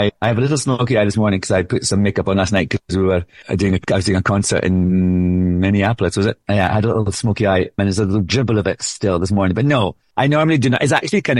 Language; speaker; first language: English; native; English